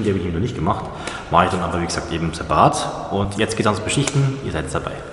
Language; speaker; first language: German; native; German